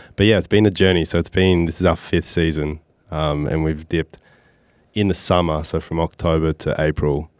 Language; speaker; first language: English; native; English